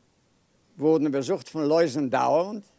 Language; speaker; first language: German; non-native, fluent; Yiddish